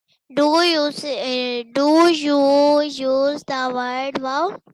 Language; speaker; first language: English; non-native, learner; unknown